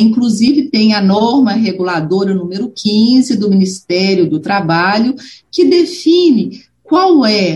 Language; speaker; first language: Portuguese; native; Portuguese